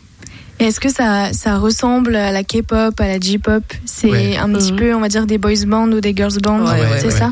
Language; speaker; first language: French; native; French